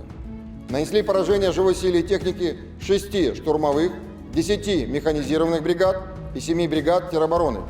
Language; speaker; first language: Russian; native; Russian